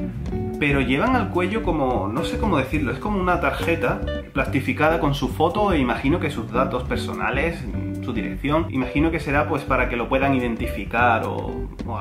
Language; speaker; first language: Spanish; native; Spanish